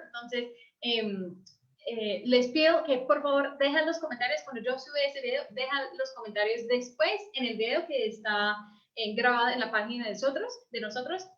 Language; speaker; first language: Spanish; early bilingual, heritage; English